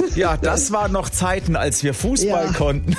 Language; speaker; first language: German; native; German